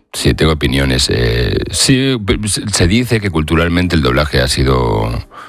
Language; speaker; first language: Spanish; native; Spanish